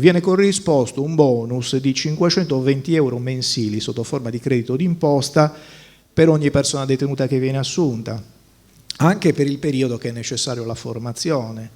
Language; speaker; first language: Italian; native; Italian